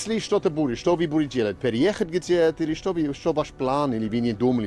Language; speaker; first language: Russian; non-native, learner; English